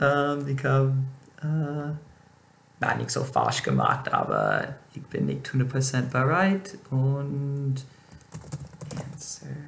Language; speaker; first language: German; non-native, fluent; English